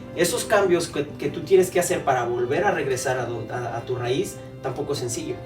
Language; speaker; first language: Spanish; native; Spanish